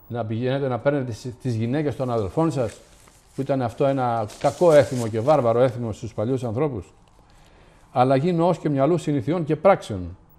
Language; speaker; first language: Greek; native; Greek